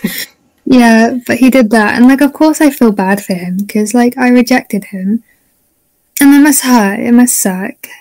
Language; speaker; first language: English; native; English